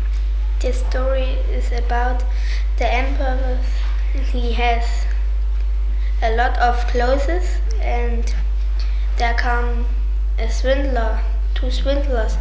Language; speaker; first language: English; non-native, learner; German